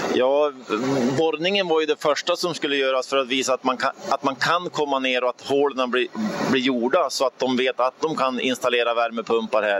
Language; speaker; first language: Swedish; native; Swedish